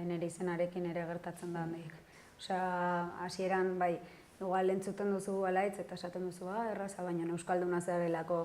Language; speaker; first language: Basque; non-native, local second language; Spanish